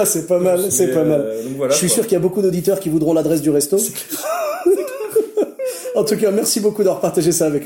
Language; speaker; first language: French; native; French